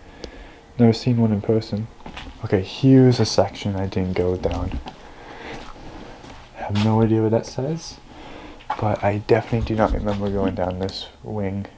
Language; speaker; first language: English; native; English